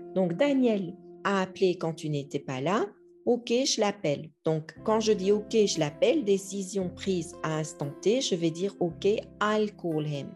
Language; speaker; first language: French; native; French